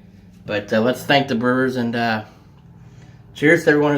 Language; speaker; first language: English; native; English